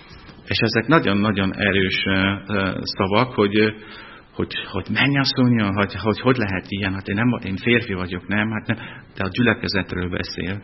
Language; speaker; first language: Hungarian; non-native, fluent; German